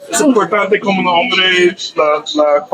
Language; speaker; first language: Spanish; non-native, learner; English